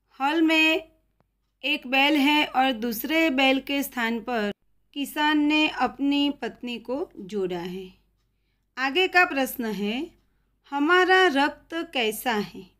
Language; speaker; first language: Hindi; non-native, local second language; Gujarati